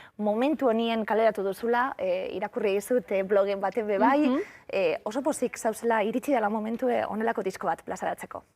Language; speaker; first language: Basque; native; Basque